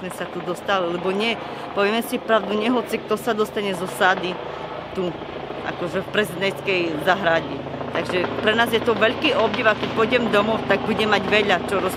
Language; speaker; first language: Slovak; non-native, local second language; Romany